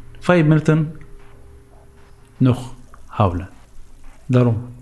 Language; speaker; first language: Dutch; non-native, learner; Arabic